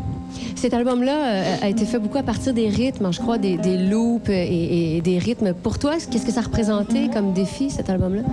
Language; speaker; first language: French; native; French